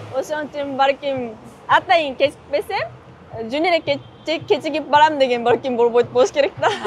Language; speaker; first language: Kyrgyz; non-native, fluent; Japanese